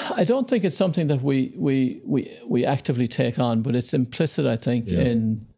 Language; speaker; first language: English; native; English